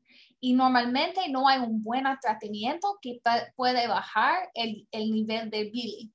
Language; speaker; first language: Spanish; non-native, learner; English